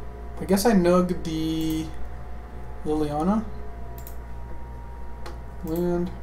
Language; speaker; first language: English; native; English